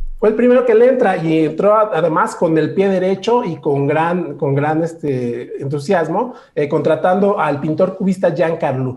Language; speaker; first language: Spanish; native; Spanish